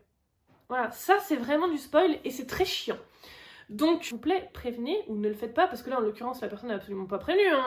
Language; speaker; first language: French; native; French